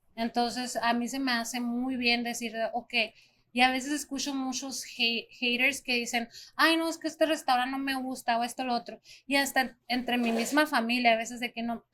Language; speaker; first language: Spanish; native; Spanish